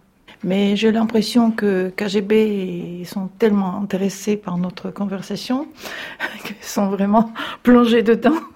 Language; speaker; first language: French; non-native, fluent; Russian